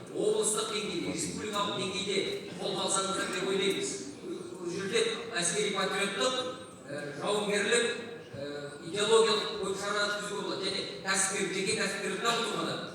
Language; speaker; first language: Kazakh; native; Kazakh